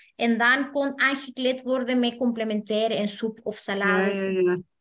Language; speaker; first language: Dutch; non-native, fluent; Spanish